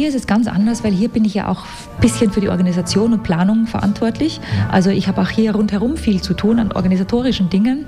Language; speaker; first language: German; native; German